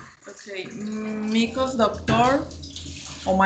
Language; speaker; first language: English; non-native, learner; Spanish